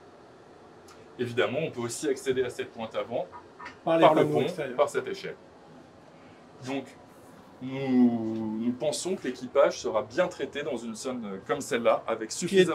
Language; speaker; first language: French; native; French